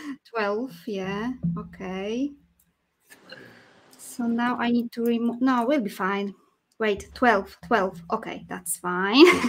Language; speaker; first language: English; non-native, fluent; Polish